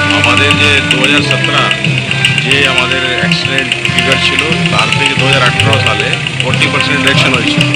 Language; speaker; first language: Bangla; non-native, fluent; Hindi